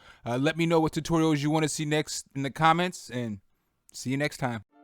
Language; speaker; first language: English; native; English